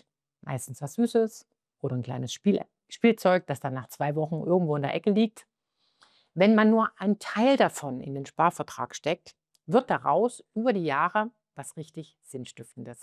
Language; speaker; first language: German; native; German